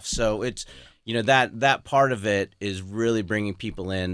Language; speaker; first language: English; native; English